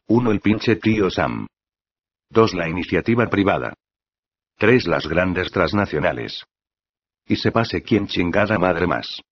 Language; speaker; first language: Spanish; native; Spanish